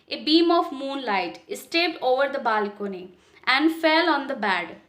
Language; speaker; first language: English; non-native, local second language; Hindi